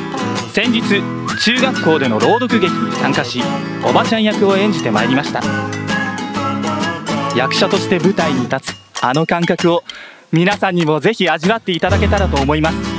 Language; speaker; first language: Japanese; native; Japanese